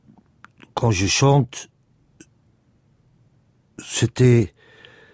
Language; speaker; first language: French; non-native, local second language; Dutch